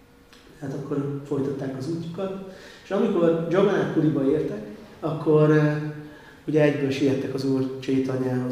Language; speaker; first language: Hungarian; native; Hungarian